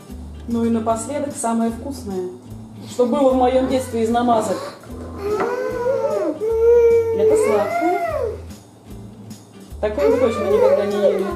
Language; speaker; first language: Russian; native; Russian